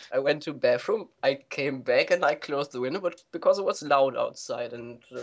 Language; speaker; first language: English; non-native, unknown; German